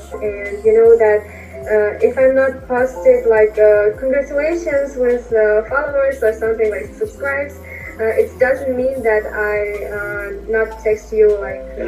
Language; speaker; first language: English; non-native, learner; Russian